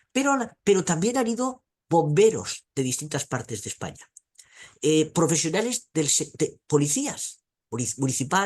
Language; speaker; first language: Spanish; native; Spanish